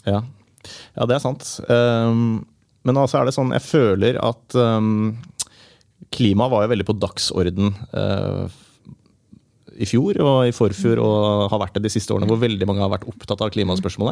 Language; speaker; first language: Norwegian; native; Norwegian